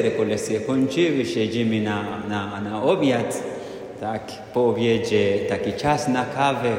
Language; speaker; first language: Polish; non-native, fluent; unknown